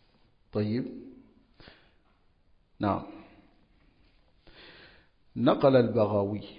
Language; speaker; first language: Arabic; non-native, fluent; French